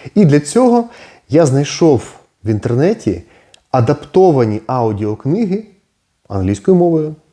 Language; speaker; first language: Ukrainian; non-native, local second language; Russian